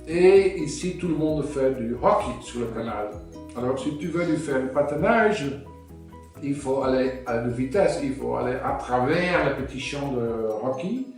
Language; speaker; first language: French; non-native, fluent; Dutch